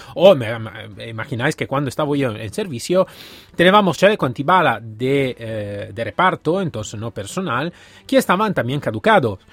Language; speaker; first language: Spanish; non-native, fluent; Italian